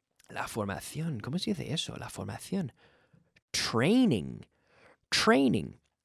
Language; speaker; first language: Spanish; non-native, fluent; English